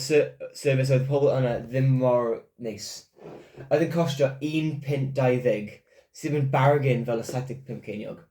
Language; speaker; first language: Welsh; non-native, local second language; English